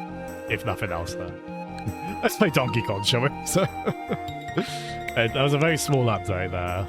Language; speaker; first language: English; native; English